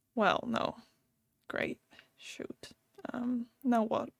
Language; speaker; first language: English; non-native, fluent; Dutch